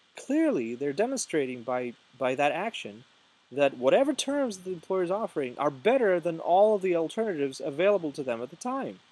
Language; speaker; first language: English; non-native, fluent; Russian